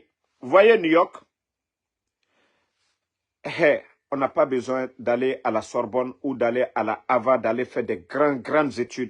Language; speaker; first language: French; non-native, local second language; Mandingo